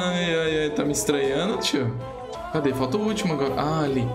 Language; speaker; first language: Portuguese; native; Portuguese